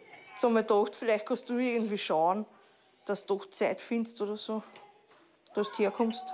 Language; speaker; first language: German; native; German